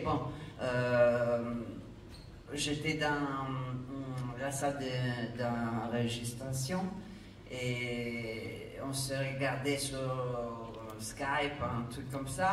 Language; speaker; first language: French; non-native, fluent; Italian